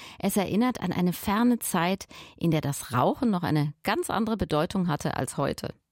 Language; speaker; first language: German; native; German